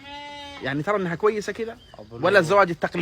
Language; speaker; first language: Arabic; native; Arabic